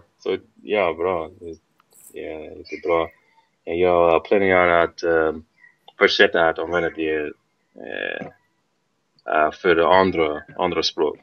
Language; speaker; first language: Swedish; non-native, learner; English